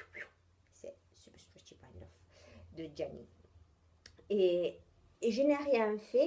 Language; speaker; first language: French; non-native, fluent; Italian